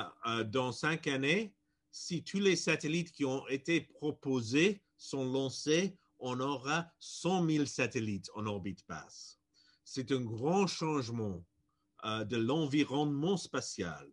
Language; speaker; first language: French; non-native, fluent; English